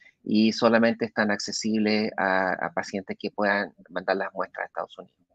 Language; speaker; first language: Spanish; native; Spanish